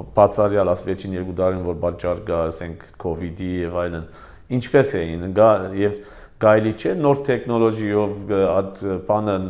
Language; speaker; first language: Armenian; early bilingual, heritage; Armenian